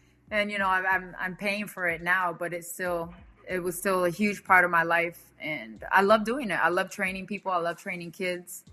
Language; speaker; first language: English; early bilingual, other home language; Spanish